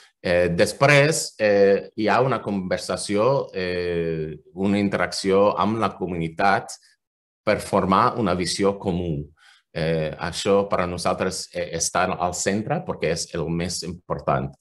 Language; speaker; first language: Catalan; non-native, fluent; English